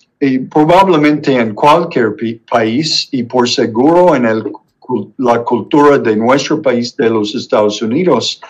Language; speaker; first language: Spanish; non-native, fluent; English